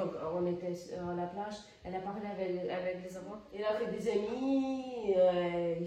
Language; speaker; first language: French; non-native, learner; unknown